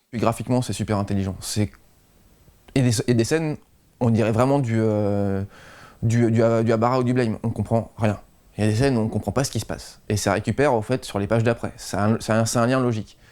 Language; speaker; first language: French; native; French